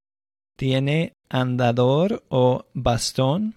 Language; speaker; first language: Spanish; non-native, fluent; English